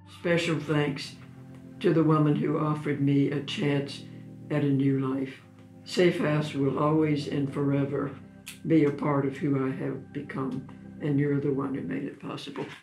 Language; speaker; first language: English; native; English